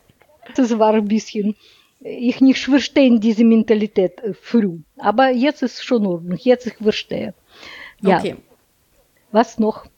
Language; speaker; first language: German; non-native, learner; Russian